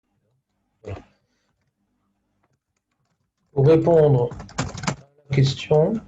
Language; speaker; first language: French; native; French